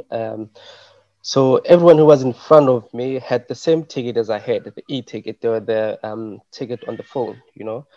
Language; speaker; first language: English; non-native, local second language; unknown